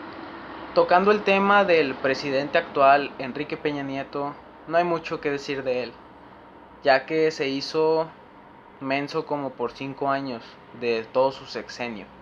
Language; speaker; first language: Spanish; native; Spanish